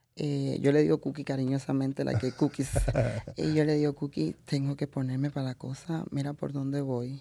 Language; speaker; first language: Spanish; native; Spanish